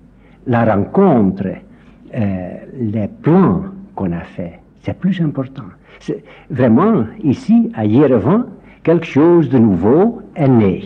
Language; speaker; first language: French; non-native, fluent; Dutch